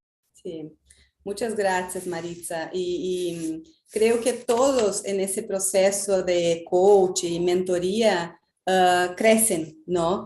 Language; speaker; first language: Spanish; non-native, fluent; Portuguese